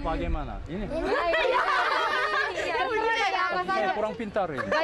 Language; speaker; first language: Indonesian; non-native, learner; Korean